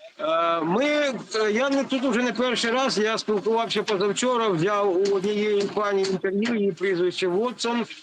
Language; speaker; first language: Ukrainian; native; Ukrainian